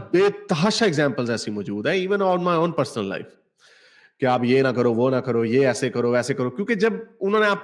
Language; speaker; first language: Hindi; native; Hindi